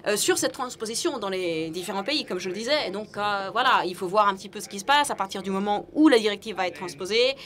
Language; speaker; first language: French; non-native, fluent; English